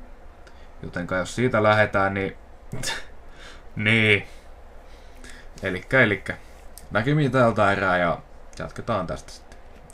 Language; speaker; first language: Finnish; native; Finnish